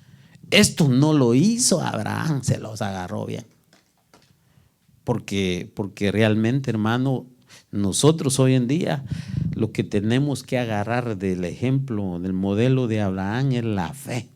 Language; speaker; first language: Spanish; native; Spanish